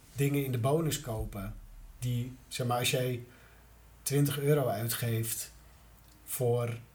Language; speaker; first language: Dutch; native; Dutch